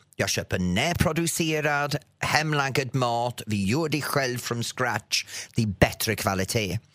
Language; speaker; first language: Swedish; non-native, fluent; English